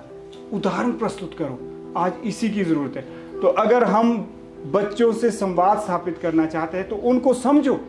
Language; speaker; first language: Hindi; native; Hindi